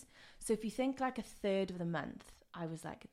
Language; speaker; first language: English; non-native, local second language; Welsh